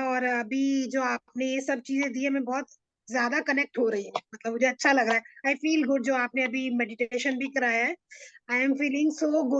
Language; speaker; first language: Hindi; native; Hindi